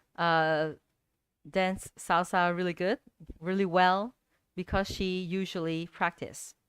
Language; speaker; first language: English; non-native, fluent; Vietnamese